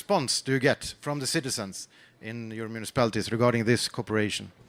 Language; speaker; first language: English; non-native, fluent; Swedish